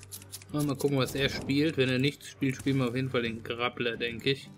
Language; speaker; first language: German; native; German